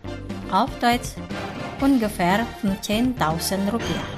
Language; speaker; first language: German; non-native, fluent; Indonesian